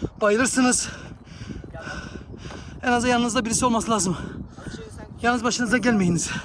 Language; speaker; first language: Turkish; early bilingual, heritage; Turkish